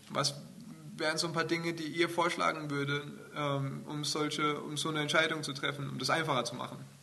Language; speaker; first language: German; native; German